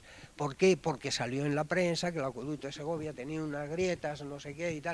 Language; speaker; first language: Spanish; native; Spanish